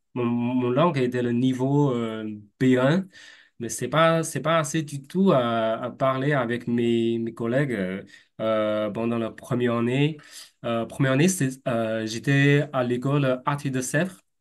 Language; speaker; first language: French; non-native, fluent; Chinese